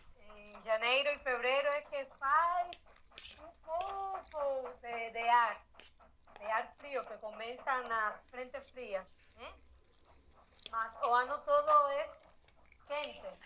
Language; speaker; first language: Portuguese; non-native, learner; Spanish